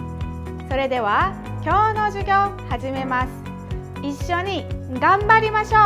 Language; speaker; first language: Korean; native; Korean